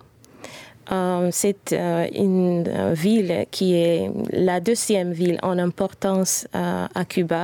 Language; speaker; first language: French; non-native, fluent; Spanish